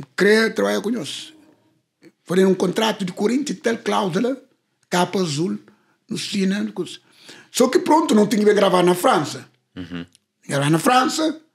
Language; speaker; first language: Portuguese; non-native, local second language; Kabuverdianu